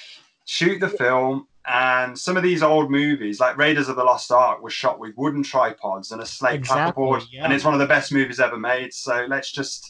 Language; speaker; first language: English; native; English